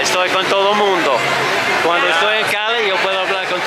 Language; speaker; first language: Spanish; non-native, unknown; English